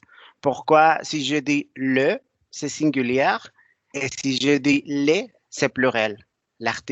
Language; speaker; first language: French; non-native, learner; Spanish